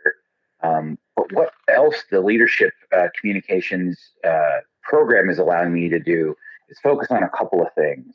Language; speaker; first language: English; native; English